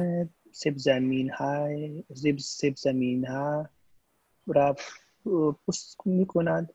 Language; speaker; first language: Persian; non-native, learner; Urdu